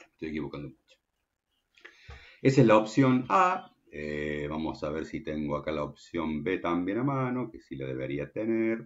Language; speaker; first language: Spanish; native; Spanish